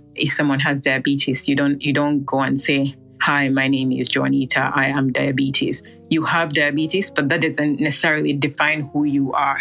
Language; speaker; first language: English; non-native, local second language; Ganda